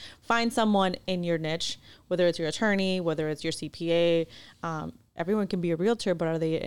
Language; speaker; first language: English; non-native, fluent; Spanish